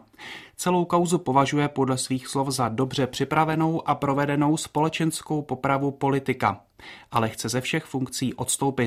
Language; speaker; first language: Czech; native; Czech